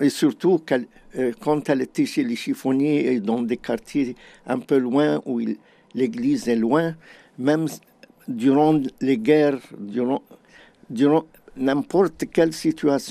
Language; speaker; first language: French; non-native, fluent; Arabic